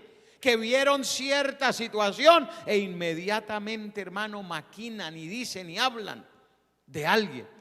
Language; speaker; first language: Spanish; native; Spanish